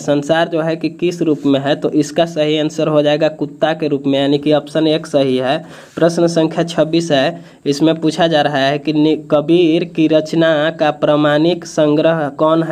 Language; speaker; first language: Hindi; native; Hindi